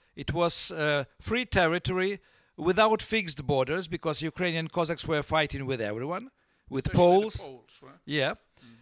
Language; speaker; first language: English; non-native, fluent; Russian